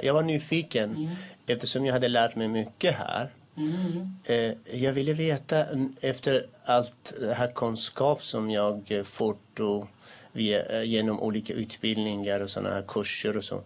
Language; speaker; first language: Swedish; non-native, fluent; Kurdish